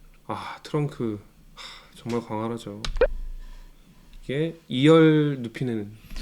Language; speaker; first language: Korean; native; Korean